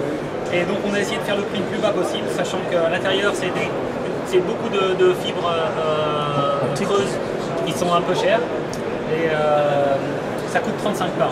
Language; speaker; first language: French; native; French